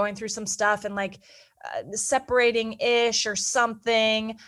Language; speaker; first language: English; native; English